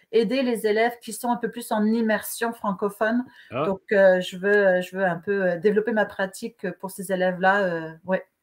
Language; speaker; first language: French; native; French